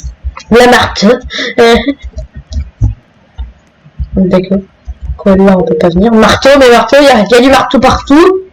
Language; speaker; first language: French; native; French